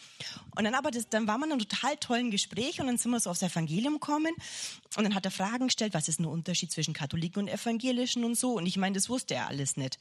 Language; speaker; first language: German; native; German